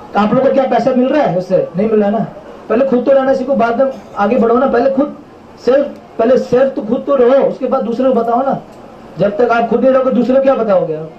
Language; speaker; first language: Hindi; non-native, local second language; Manipuri